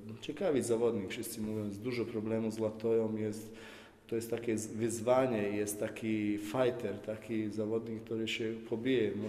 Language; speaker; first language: Polish; non-native, fluent; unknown